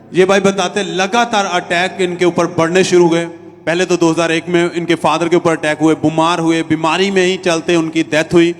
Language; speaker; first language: Hindi; native; Hindi